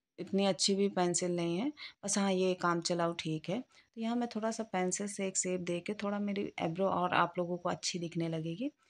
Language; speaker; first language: Hindi; native; Hindi